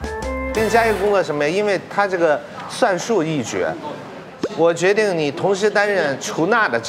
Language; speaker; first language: Chinese; native; Chinese